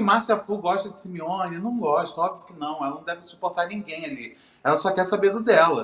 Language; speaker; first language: Portuguese; native; Portuguese